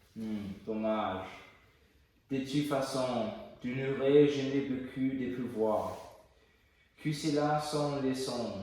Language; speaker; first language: French; non-native, learner; English